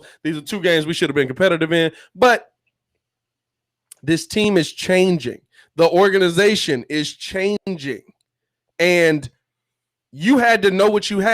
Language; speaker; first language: English; native; English